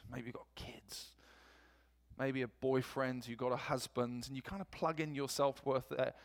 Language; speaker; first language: English; native; English